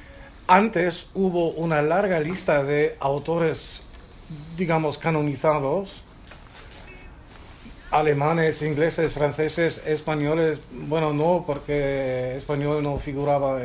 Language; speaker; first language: Spanish; non-native, fluent; German